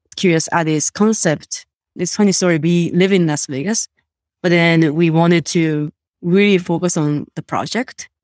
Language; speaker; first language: English; non-native, fluent; Japanese